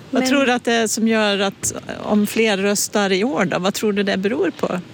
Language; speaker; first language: Swedish; native; Swedish